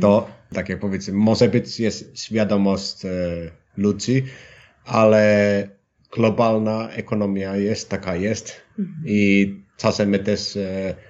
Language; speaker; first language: Polish; non-native, learner; Finnish